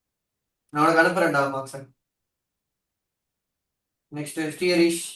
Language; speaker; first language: Tamil; native; Tamil